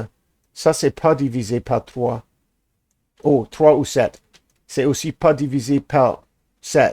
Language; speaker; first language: French; non-native, learner; English